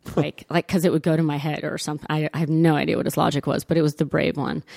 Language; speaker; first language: English; early bilingual, other home language; Italian